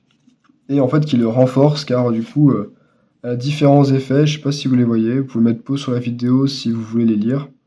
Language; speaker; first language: French; native; French